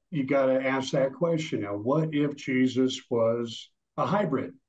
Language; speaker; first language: English; native; English